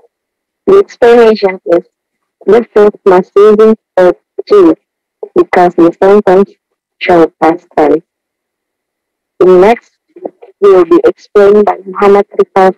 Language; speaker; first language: English; non-native, learner; Indonesian